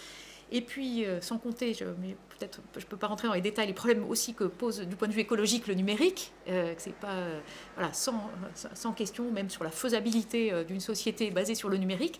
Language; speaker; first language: French; native; French